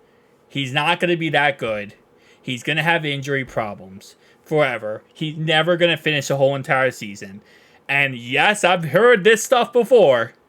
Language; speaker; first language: English; native; English